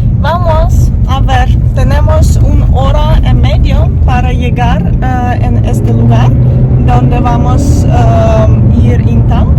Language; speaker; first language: Spanish; non-native, learner; Russian